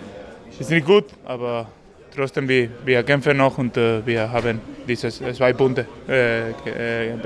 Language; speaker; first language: German; non-native, learner; Spanish